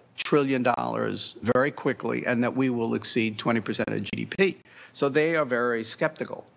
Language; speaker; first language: English; native; English